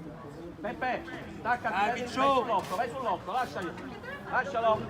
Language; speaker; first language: Italian; native; Italian